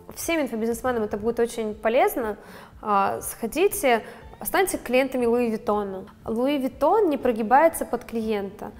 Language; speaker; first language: Russian; non-native, local second language; Ukrainian